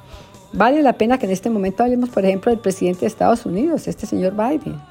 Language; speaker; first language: Spanish; native; Spanish